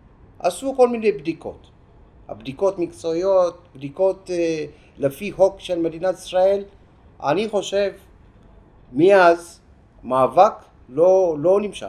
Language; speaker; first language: Hebrew; non-native, fluent; Amharic